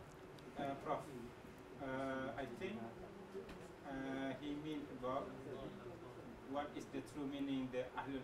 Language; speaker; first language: English; non-native, learner; Malay